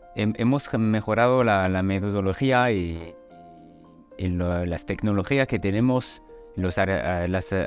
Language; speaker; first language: Spanish; non-native, fluent; French